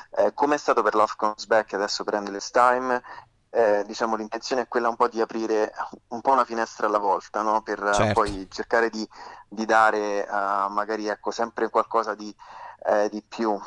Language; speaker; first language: Italian; native; Italian